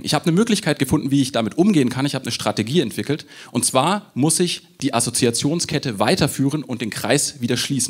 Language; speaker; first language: German; native; German